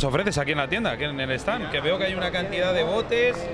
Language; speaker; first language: Spanish; native; Spanish